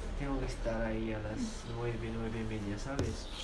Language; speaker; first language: Spanish; non-native, learner; Arabic